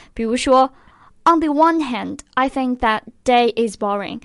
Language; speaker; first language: English; non-native, fluent; Chinese